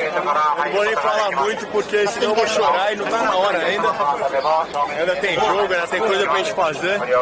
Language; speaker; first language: Portuguese; native; Portuguese